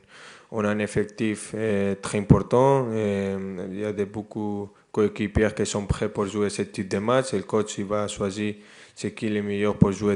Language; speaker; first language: French; non-native, fluent; Spanish